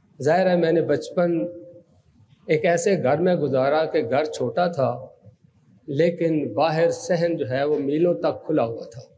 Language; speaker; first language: Urdu; non-native, local second language; Punjabi